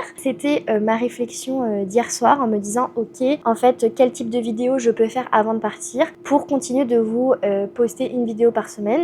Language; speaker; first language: French; native; French